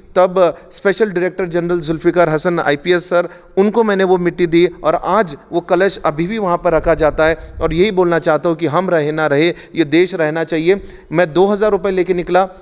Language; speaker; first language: Hindi; non-native, local second language; Marathi